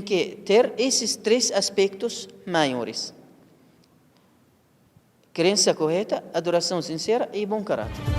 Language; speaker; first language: Portuguese; non-native, learner; Arabic